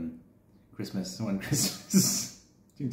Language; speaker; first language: Thai; non-native, learner; Polish